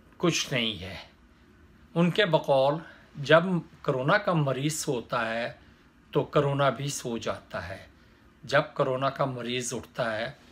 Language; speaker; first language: Urdu; native; Urdu